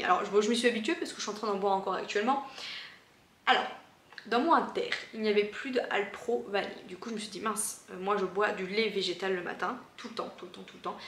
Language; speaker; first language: French; native; French